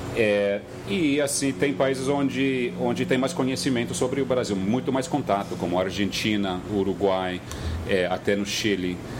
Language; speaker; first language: Portuguese; non-native, fluent; English